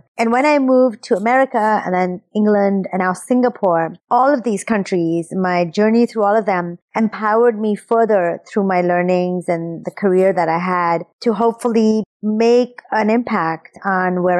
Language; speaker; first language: English; non-native, local second language; Urdu